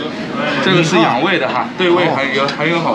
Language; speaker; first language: Chinese; native; Chinese